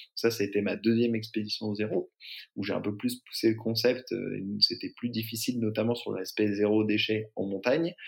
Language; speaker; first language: French; native; French